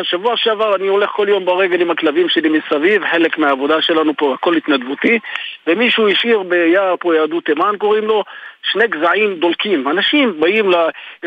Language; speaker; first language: Hebrew; native; Hebrew